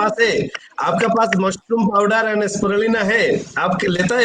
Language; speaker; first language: Hindi; non-native, learner; Bangla